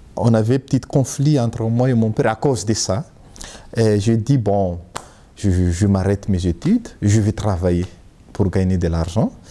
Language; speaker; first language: French; non-native, local second language; Malagasy